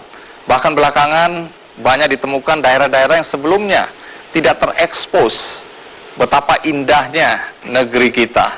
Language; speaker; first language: Indonesian; native; Indonesian